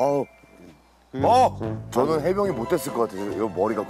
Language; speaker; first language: Korean; native; Korean